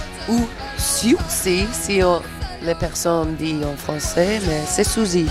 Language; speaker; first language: French; non-native, fluent; English